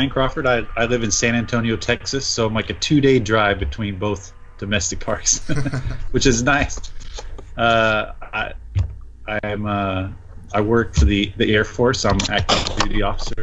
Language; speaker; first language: English; native; English